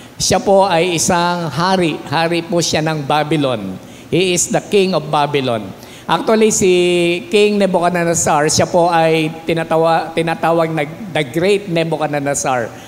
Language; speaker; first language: Filipino; native; Filipino